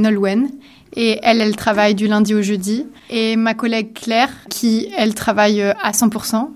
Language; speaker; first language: French; native; French